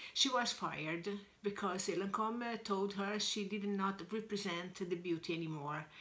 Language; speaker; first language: English; non-native, fluent; Portuguese